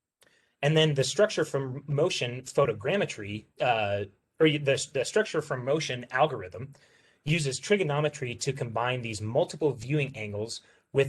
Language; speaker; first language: English; native; English